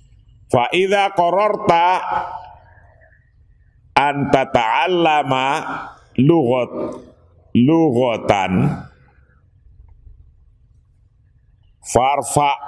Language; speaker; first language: Arabic; non-native, fluent; Indonesian